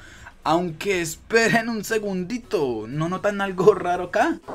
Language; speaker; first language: Spanish; native; Spanish